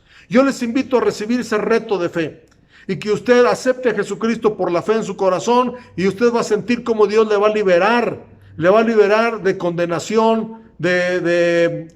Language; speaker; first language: Spanish; native; Spanish